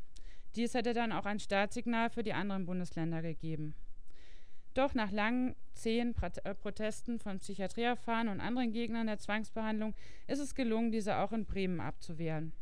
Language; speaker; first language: German; native; German